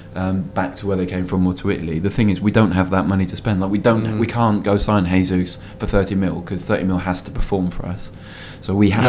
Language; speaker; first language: English; native; English